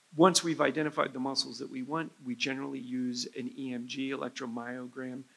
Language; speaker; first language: English; native; English